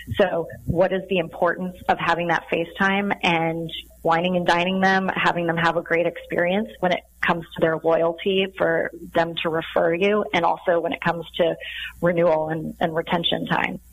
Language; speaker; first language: English; native; English